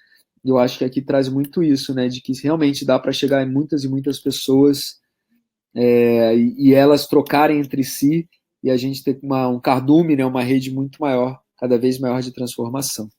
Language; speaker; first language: Portuguese; native; Portuguese